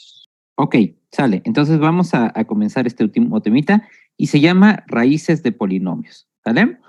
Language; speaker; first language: Spanish; native; Spanish